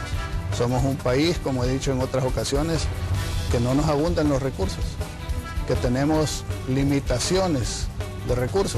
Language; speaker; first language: Spanish; native; Spanish